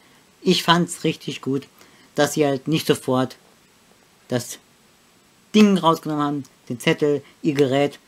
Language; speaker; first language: German; native; German